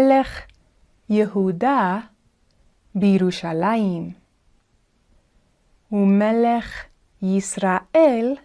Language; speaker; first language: Hebrew; non-native, learner; Indonesian